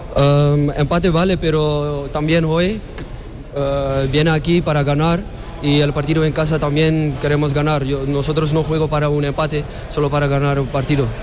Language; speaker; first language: Spanish; non-native, learner; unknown